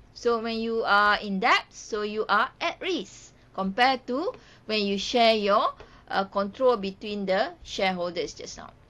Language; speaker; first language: English; non-native, local second language; Malay